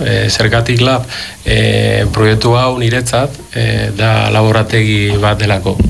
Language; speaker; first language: Basque; non-native, fluent; Spanish